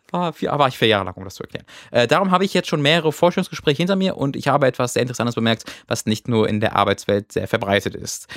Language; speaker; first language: German; native; German